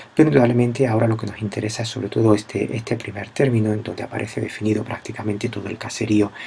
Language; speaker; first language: Spanish; native; Spanish